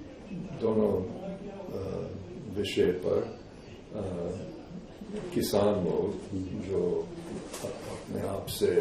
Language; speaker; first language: Hindi; non-native, fluent; English